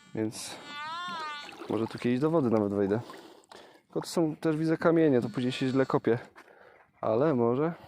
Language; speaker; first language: Polish; native; Polish